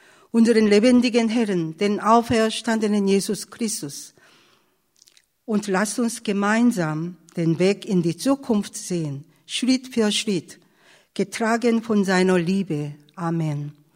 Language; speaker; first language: German; non-native, fluent; Korean